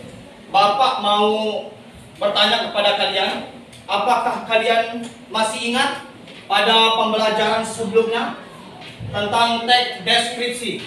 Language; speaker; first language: Indonesian; native; Indonesian